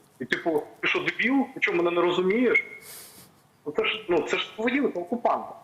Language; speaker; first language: Ukrainian; native; Ukrainian